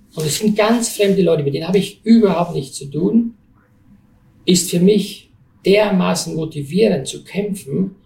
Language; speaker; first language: German; native; German